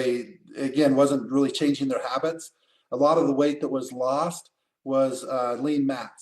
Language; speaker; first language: English; native; English